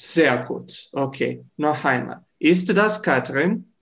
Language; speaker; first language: German; non-native, fluent; Serbian